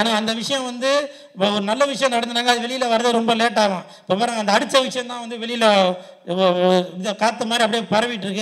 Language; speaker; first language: Tamil; native; Tamil